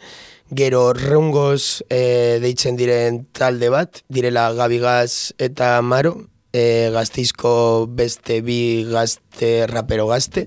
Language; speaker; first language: Basque; non-native, local second language; Spanish